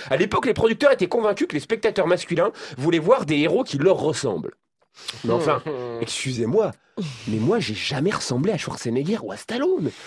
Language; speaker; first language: French; native; French